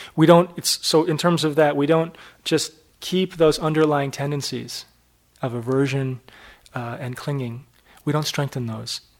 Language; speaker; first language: English; native; English